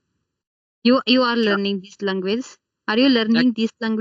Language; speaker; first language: English; non-native, learner; Kannada